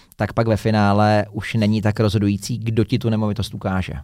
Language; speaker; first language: Czech; native; Czech